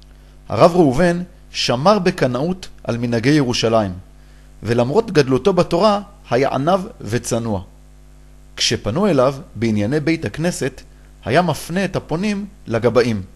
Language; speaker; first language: Hebrew; native; Hebrew